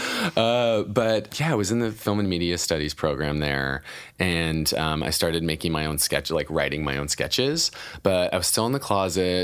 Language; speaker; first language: English; native; English